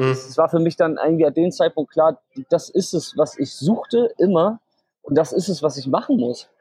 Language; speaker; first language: German; native; German